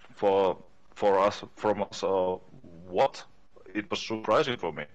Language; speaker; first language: English; non-native, learner; Finnish